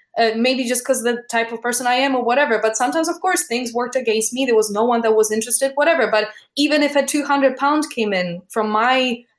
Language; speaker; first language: English; non-native, fluent; Polish